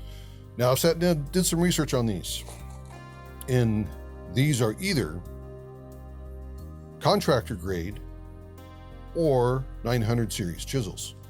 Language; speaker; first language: English; native; English